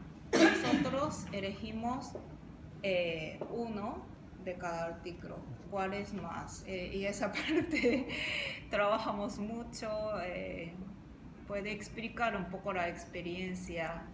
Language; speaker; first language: Spanish; non-native, fluent; Japanese